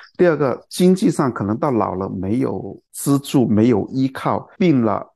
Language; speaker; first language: Chinese; non-native, local second language; Cantonese